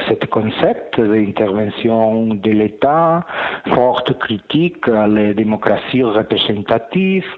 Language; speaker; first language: French; non-native, learner; Catalan